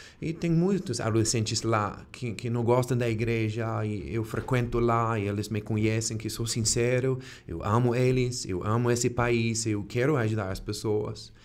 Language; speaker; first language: Portuguese; non-native, fluent; English